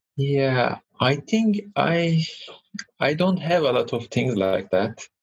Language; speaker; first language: English; non-native, fluent; Turkish